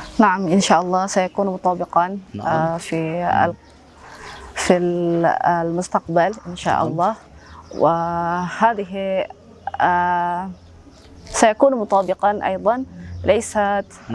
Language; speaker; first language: Arabic; non-native, fluent; Indonesian